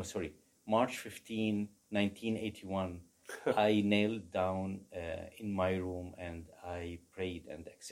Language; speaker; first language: English; non-native, fluent; Arabic